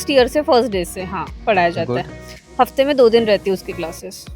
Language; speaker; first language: Hindi; native; Hindi